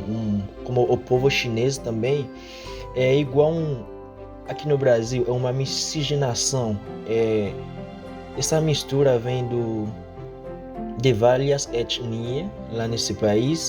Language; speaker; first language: Portuguese; non-native, fluent; Haitian Creole